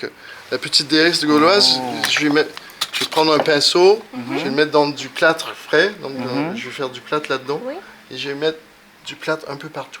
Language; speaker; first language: French; native; French